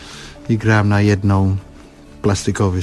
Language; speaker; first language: Polish; non-native, fluent; English